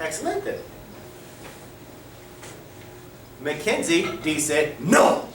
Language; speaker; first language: Spanish; non-native, fluent; English